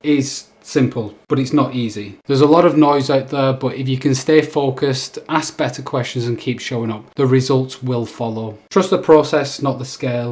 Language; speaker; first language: English; native; English